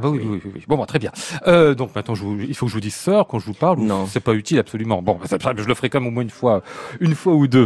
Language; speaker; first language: French; native; French